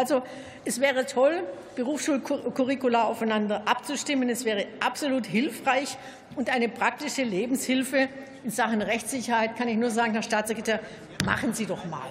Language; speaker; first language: German; native; German